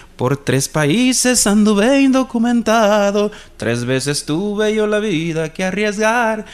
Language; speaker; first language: Spanish; native; Spanish